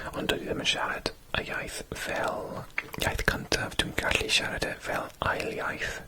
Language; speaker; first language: Welsh; non-native, local second language; English